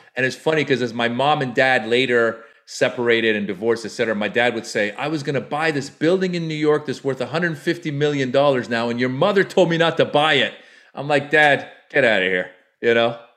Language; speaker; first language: English; native; English